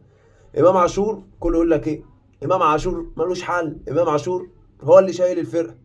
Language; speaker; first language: Arabic; native; Arabic